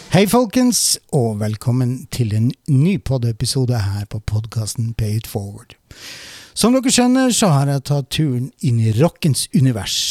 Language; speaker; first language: Norwegian; native; Norwegian